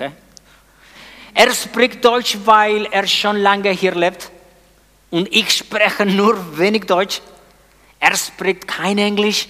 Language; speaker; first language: German; non-native, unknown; Spanish